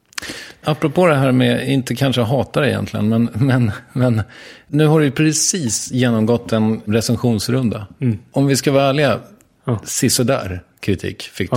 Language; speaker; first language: Swedish; native; Swedish